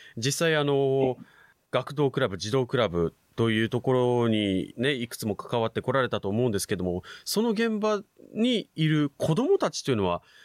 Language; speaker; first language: Japanese; native; Japanese